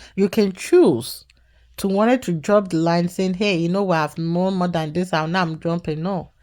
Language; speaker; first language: English; non-native, local second language; Yoruba